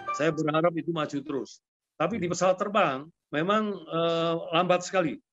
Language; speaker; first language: Indonesian; native; Indonesian